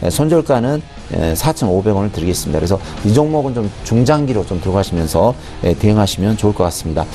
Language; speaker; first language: Korean; native; Korean